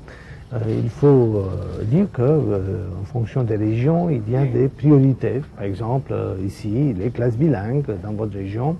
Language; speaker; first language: French; non-native, fluent; Romanian